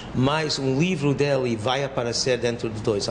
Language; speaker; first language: Portuguese; non-native, fluent; English